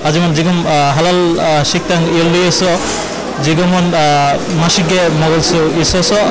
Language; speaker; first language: Korean; non-native, learner; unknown